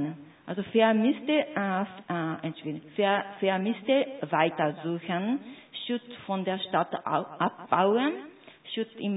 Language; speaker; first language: German; non-native, fluent; Japanese